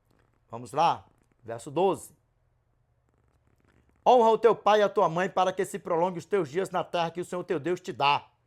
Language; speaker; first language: Portuguese; native; Portuguese